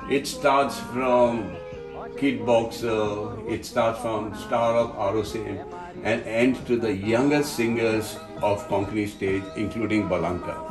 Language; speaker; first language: English; non-native, local second language; Konkani